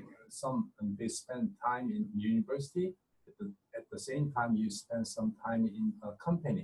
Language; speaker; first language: English; non-native, fluent; Korean